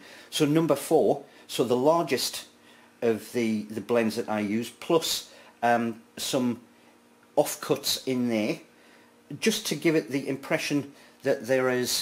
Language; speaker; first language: English; native; English